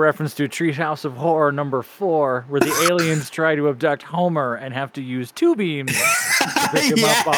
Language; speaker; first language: English; native; English